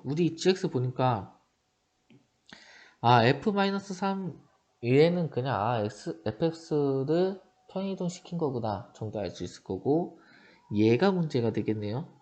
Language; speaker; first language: Korean; native; Korean